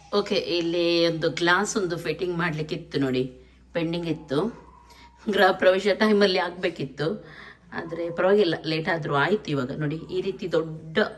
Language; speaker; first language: Kannada; native; Kannada